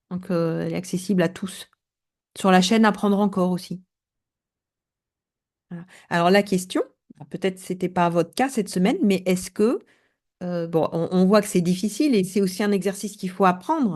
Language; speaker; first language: French; native; French